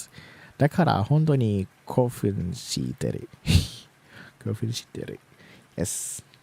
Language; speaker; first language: Japanese; non-native, learner; Thai